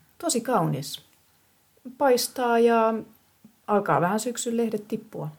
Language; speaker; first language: Finnish; native; Finnish